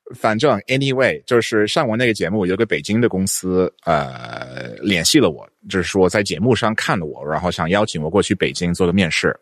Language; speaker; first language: Chinese; non-native, fluent; English